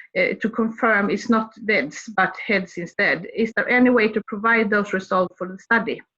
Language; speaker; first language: English; non-native, fluent; Swedish